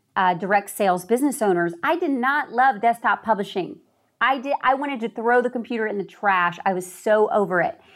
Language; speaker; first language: English; native; English